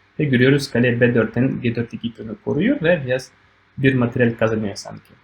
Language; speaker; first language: Turkish; non-native, fluent; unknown